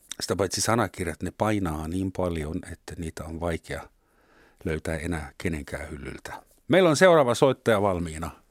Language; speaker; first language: Finnish; non-native, fluent; German